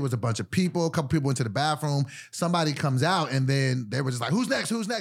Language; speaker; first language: English; native; English